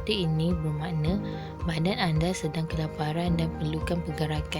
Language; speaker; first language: Malay; native; Malay